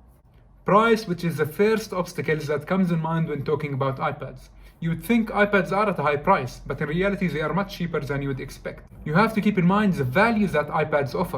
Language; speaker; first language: English; non-native, fluent; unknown